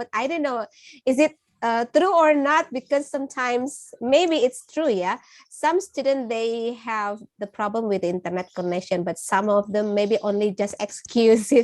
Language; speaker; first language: English; non-native, fluent; Indonesian